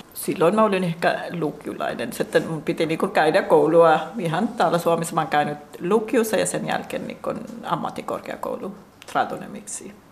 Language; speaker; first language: Finnish; non-native, fluent; Persian